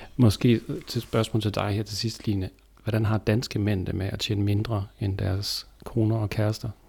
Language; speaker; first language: Danish; native; Danish